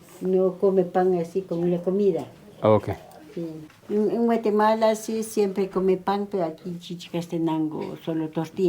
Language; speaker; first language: Spanish; non-native, local second language; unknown